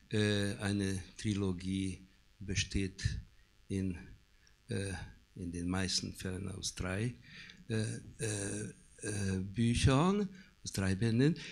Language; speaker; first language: German; non-native, fluent; Hungarian